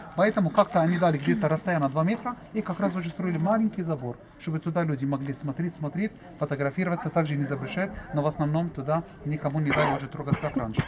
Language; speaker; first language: Russian; non-native, learner; Arabic